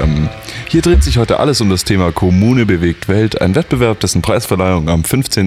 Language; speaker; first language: German; native; German